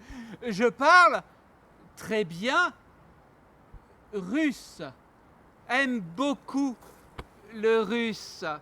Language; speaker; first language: French; non-native, learner; Armenian